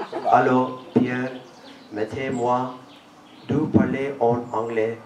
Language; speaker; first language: French; non-native, learner; English